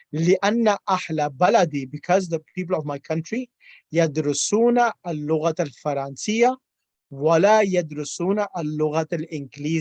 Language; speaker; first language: Arabic; non-native, fluent; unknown